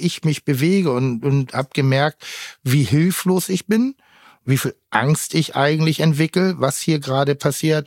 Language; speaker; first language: German; native; German